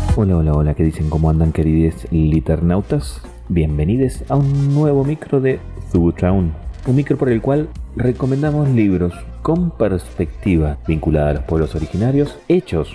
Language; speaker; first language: Spanish; native; Spanish